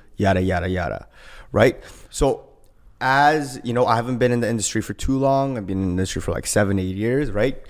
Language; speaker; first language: English; early bilingual, other home language; Korean